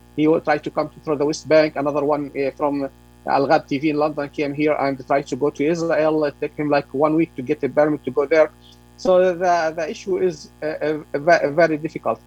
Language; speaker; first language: English; non-native, fluent; Arabic